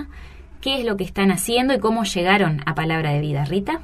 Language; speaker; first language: Spanish; native; Spanish